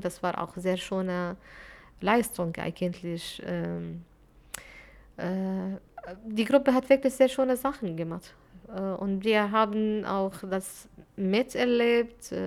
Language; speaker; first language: German; non-native, fluent; Arabic